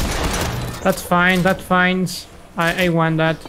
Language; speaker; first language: English; non-native, learner; Spanish